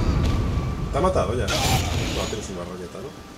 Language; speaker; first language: Spanish; native; Spanish